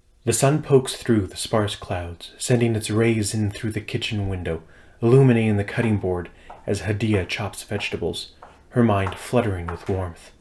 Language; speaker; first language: English; native; English